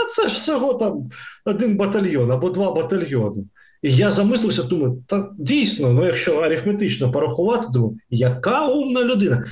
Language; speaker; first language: Ukrainian; non-native, local second language; Russian